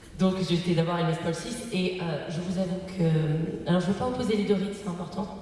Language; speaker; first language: French; native; French